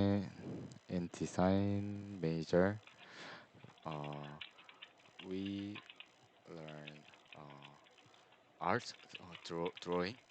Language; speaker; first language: English; non-native, learner; Korean